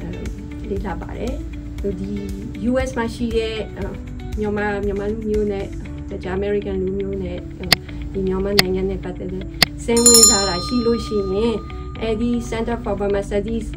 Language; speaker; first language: Burmese; non-native, fluent; French